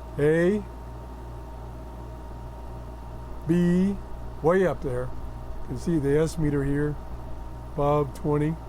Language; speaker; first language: English; native; English